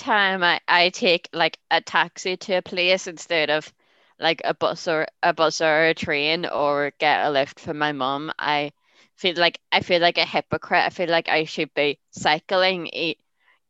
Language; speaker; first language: English; native; English